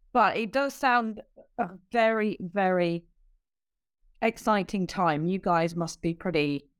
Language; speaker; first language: English; native; English